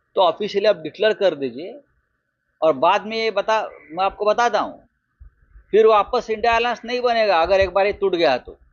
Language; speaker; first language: Hindi; non-native, local second language; Marathi